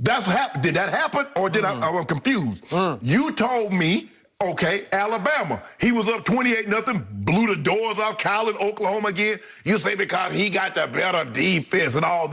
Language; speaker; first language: English; native; English